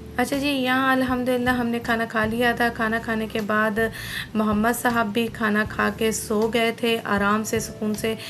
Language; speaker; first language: Urdu; native; Urdu